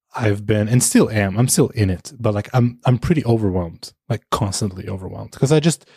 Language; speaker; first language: English; non-native, fluent; Portuguese